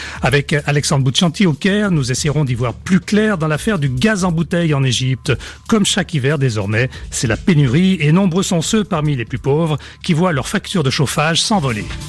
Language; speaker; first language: French; native; French